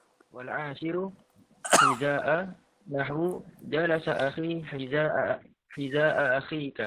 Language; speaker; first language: Arabic; non-native, learner; Malay